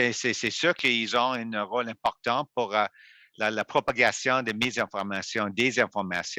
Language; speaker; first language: French; non-native, local second language; English